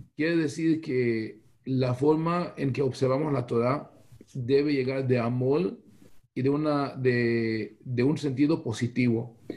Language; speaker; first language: Spanish; non-native, fluent; Hebrew